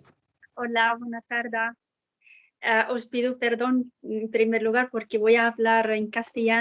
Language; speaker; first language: Spanish; non-native, fluent; Arabic